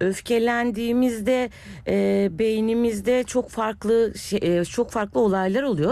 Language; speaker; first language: Turkish; native; Turkish